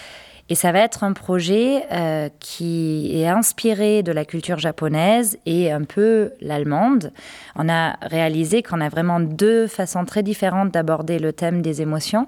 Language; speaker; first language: French; non-native, fluent; German